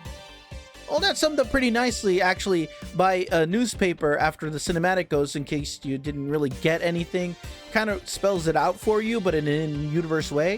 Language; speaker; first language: English; native; English